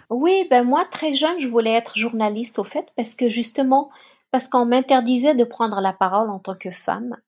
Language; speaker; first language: French; non-native, local second language; Kabyle